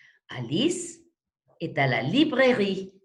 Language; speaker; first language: French; non-native, fluent; Spanish